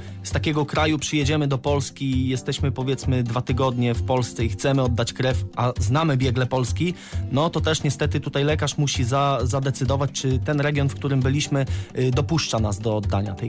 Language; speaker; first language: Polish; native; Polish